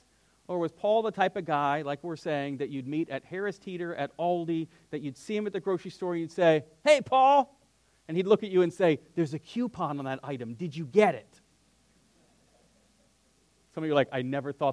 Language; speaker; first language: English; native; English